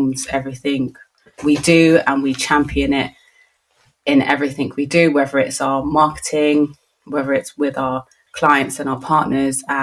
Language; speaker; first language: English; native; English